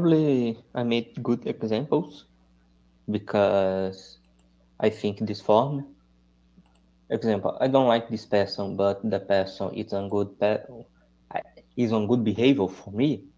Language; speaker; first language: English; non-native, learner; Portuguese